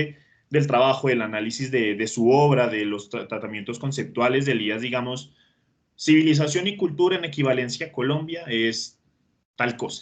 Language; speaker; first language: Spanish; native; Spanish